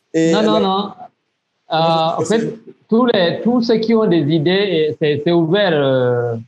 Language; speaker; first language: French; non-native, local second language; Rundi